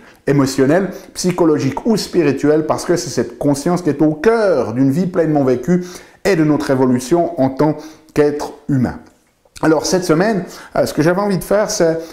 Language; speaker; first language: French; native; French